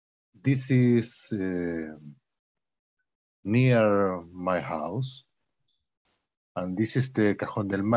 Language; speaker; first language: English; non-native, learner; Spanish